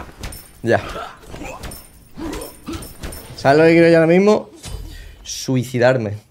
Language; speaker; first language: Spanish; native; Spanish